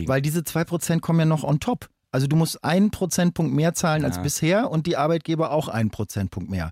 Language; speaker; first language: German; native; German